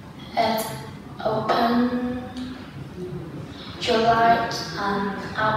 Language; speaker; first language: English; non-native, learner; Vietnamese